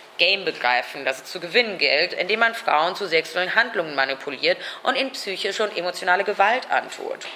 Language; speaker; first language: German; native; German